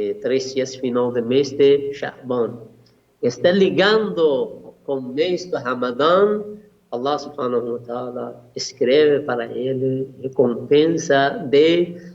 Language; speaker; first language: Portuguese; non-native, learner; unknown